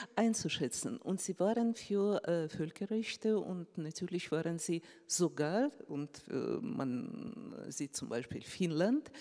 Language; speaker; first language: German; non-native, fluent; Russian